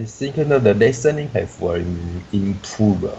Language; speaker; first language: English; non-native, learner; Chinese